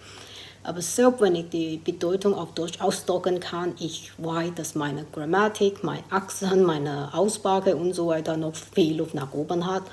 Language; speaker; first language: German; non-native, fluent; Thai